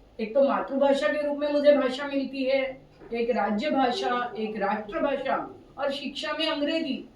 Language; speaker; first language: Hindi; non-native, local second language; Marathi